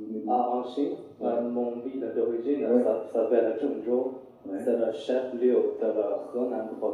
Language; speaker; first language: French; non-native, learner; Chinese